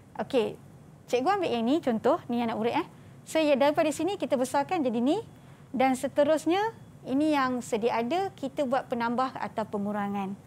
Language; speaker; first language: Malay; native; Malay